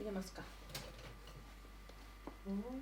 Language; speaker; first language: Japanese; native; Japanese